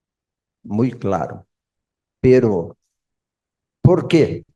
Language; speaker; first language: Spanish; non-native, learner; Portuguese